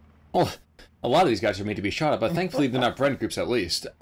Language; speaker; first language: English; native; English